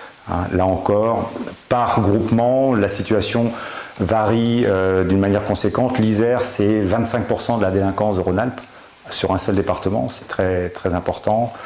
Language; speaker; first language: French; native; French